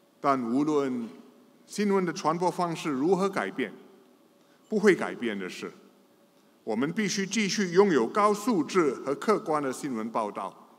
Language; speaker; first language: Chinese; non-native, local second language; English